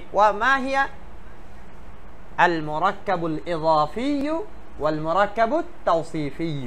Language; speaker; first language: Arabic; non-native, fluent; Bangla